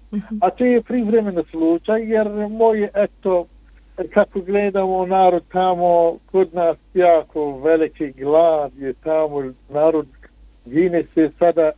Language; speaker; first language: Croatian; non-native, fluent; Arabic